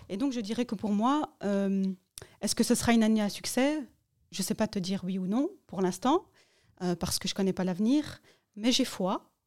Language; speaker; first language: French; early bilingual, other home language; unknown